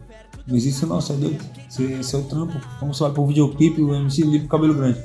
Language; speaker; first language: Portuguese; native; Portuguese